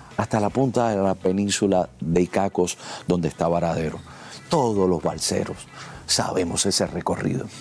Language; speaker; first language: Spanish; native; Spanish